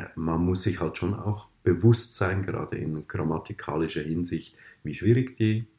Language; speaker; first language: German; native; German